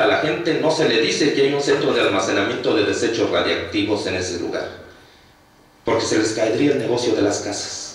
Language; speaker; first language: Spanish; native; Spanish